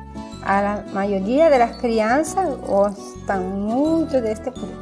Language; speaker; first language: Portuguese; non-native, learner; Spanish